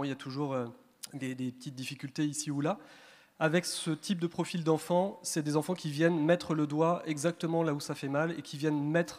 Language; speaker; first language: French; native; French